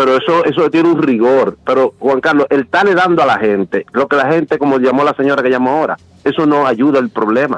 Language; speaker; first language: Spanish; native; Spanish